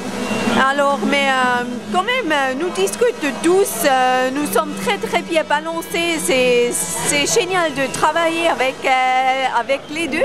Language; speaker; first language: French; non-native, local second language; German